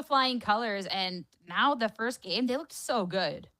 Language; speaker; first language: English; native; English